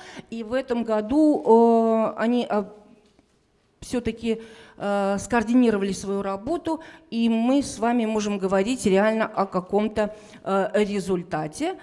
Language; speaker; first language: Russian; native; Russian